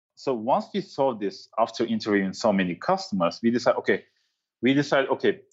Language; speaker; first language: English; non-native, fluent; Turkish